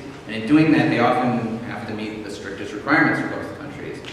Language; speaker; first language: English; native; English